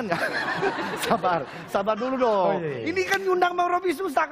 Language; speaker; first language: Indonesian; native; Indonesian